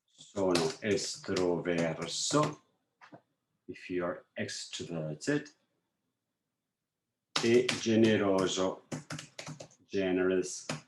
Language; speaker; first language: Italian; non-native, fluent; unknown